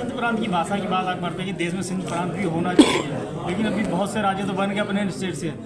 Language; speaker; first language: Hindi; native; Hindi